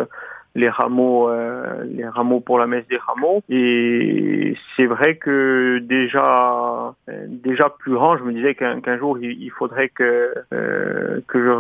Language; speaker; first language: French; native; French